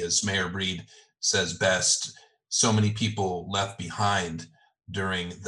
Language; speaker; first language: English; native; English